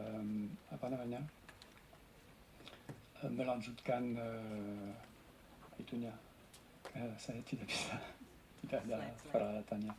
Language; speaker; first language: Indonesian; non-native, fluent; French